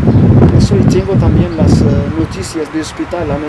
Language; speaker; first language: Spanish; non-native, learner; Arabic